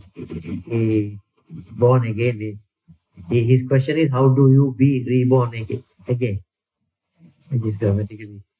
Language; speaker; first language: English; non-native, local second language; Sinhala